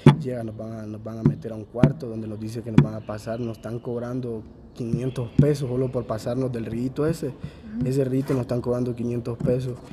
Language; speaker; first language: Spanish; native; Spanish